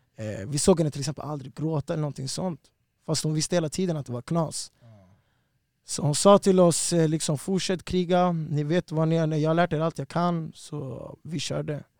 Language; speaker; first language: Swedish; early bilingual, other home language; Spanish